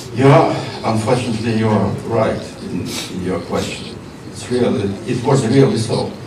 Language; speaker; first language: English; non-native, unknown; Ukrainian